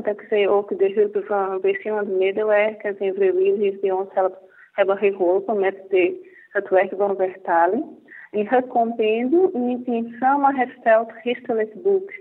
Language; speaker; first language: Dutch; non-native, fluent; Portuguese